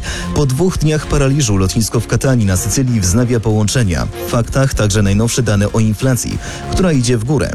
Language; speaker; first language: Polish; native; Polish